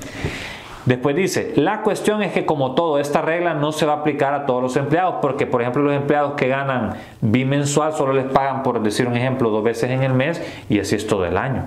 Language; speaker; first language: Spanish; native; Spanish